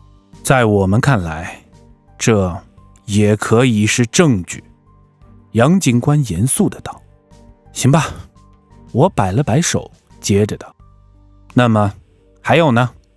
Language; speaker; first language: Chinese; native; Chinese